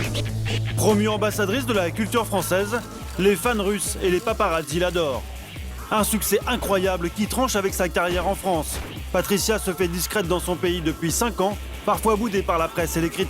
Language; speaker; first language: French; native; French